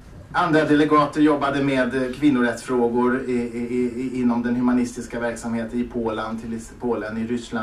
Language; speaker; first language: Swedish; native; Swedish